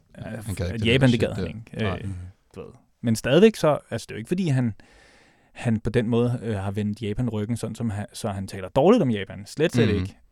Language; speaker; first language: Danish; native; Danish